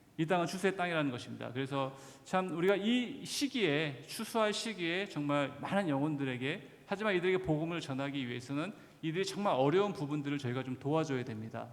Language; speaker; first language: Korean; native; Korean